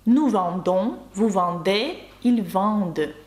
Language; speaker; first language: French; non-native, fluent; Russian